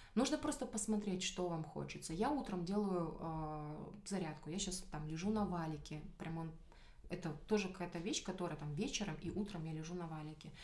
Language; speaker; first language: Russian; native; Russian